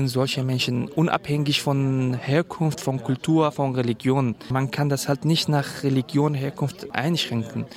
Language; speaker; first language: German; non-native, fluent; Kurdish